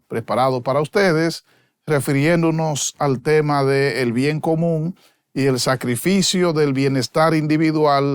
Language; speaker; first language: Spanish; native; Spanish